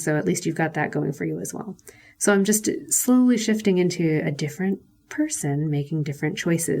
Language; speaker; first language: English; native; English